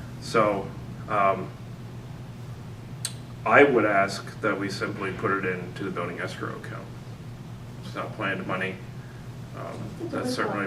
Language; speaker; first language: English; native; English